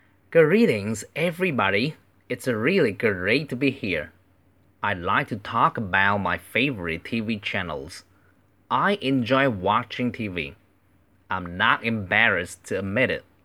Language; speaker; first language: English; non-native, fluent; Chinese